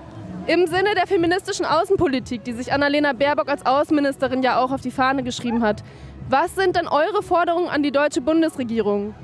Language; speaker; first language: German; native; German